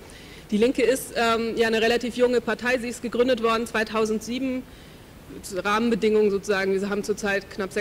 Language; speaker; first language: German; native; German